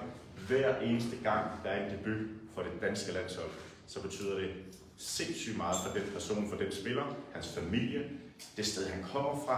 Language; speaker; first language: Danish; native; Danish